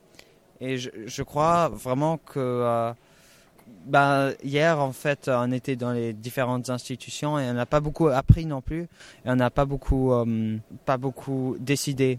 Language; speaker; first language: French; non-native, fluent; German